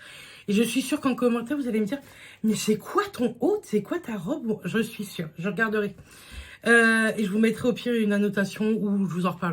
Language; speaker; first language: French; native; French